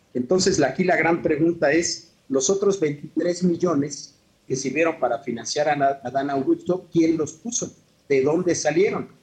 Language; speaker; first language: Spanish; native; Spanish